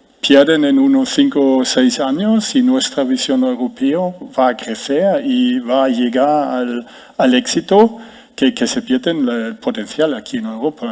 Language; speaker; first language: Spanish; non-native, fluent; German